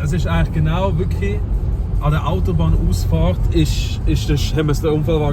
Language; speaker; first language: German; native; German